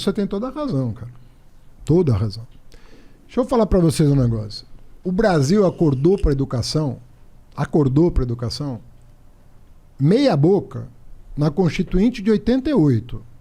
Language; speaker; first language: Portuguese; native; Portuguese